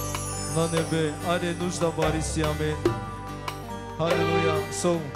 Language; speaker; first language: Bulgarian; non-native, local second language; Romany